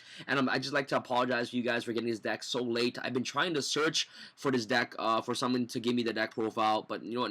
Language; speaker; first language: English; native; English